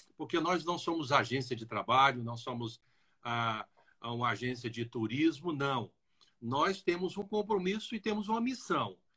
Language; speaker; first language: Portuguese; native; Portuguese